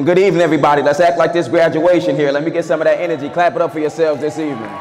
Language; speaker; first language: English; native; English